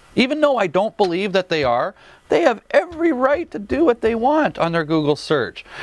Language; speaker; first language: English; native; English